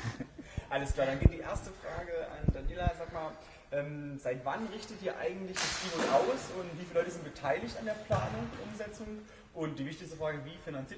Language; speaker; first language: German; native; German